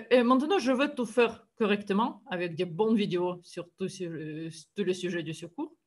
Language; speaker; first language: French; non-native, fluent; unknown